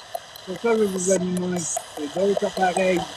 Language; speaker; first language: French; native; French